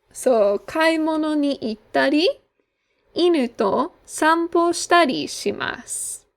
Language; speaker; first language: Japanese; non-native, fluent; English